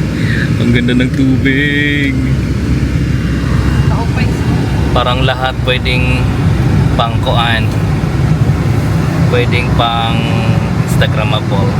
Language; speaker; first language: Filipino; non-native, local second language; Waray